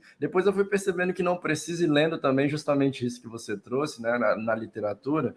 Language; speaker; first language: Portuguese; native; Portuguese